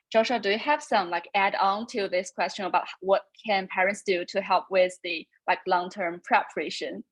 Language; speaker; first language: English; non-native, fluent; Chinese